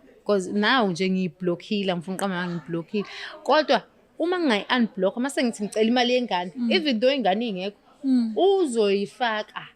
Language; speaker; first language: Zulu; native; Zulu